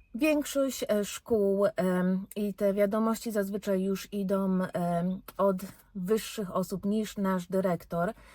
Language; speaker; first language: Polish; early bilingual, heritage; Polish